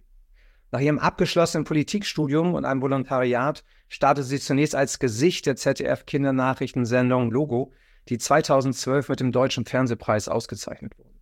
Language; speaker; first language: German; native; German